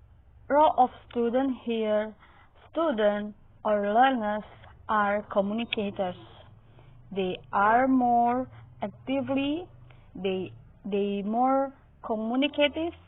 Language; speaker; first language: English; non-native, learner; Indonesian